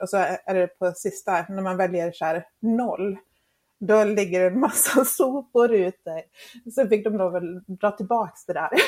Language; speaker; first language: Swedish; non-native, fluent; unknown